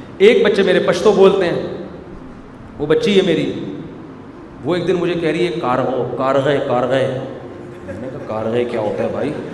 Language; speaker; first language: Urdu; native; Urdu